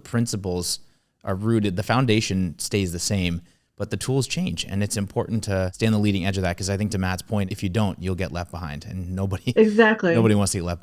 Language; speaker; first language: English; native; English